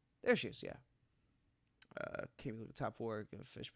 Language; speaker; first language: English; native; English